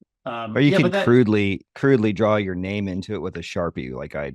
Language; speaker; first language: English; native; English